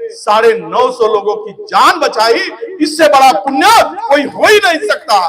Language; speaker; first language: Hindi; non-native, local second language; Marathi